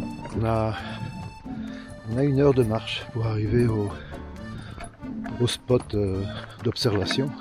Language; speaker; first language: French; native; French